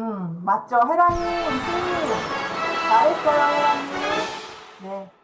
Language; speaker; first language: Korean; native; Korean